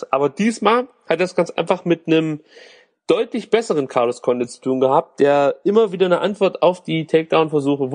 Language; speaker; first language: German; native; German